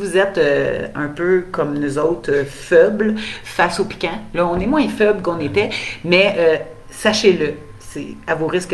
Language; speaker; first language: French; native; French